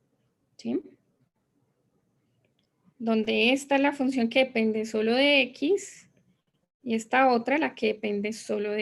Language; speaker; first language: Spanish; native; Spanish